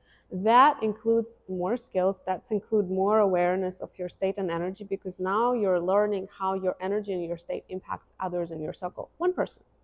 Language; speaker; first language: English; non-native, fluent; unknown